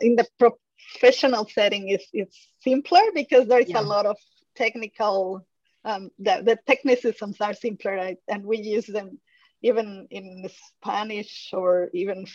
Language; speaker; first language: English; non-native, fluent; Spanish